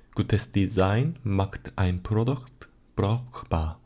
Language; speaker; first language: German; non-native, learner; Korean